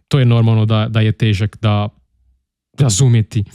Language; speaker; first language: Bosnian; non-native, learner; Portuguese